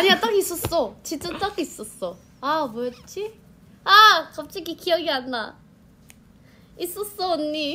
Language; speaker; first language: Korean; non-native, fluent; Thai